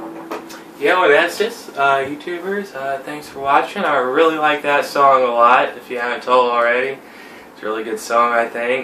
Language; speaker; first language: English; native; English